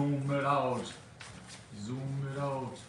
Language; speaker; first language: English; native; English